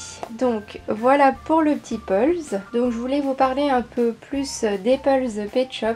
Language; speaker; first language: French; native; French